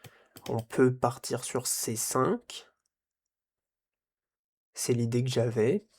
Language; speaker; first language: French; native; French